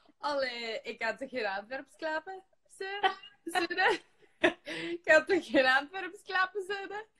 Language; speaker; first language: Dutch; native; Dutch